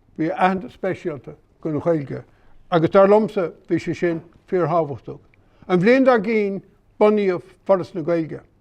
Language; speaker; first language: Irish; native; Irish